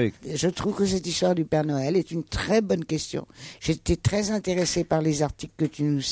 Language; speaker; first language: French; native; French